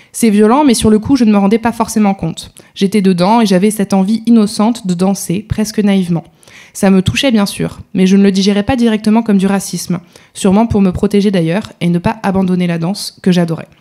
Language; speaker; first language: French; native; French